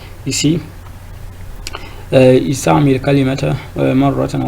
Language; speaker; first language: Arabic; non-native, fluent; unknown